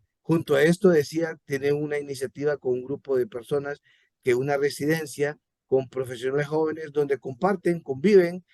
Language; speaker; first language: Spanish; native; Spanish